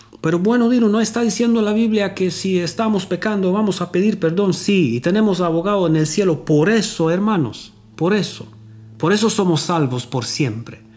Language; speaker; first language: Spanish; non-native, fluent; Romanian